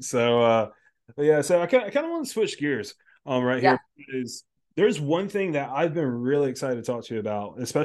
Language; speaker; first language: English; native; English